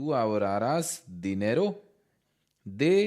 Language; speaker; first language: Spanish; non-native, learner; Hindi